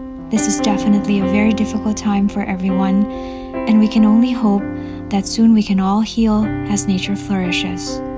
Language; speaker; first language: English; non-native, fluent; Indonesian